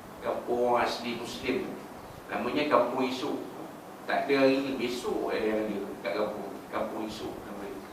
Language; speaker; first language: Malay; native; Malay